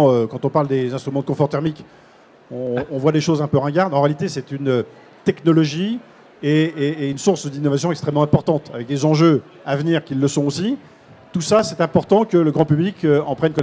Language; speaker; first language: French; native; French